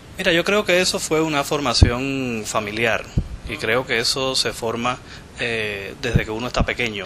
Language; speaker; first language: Spanish; native; Spanish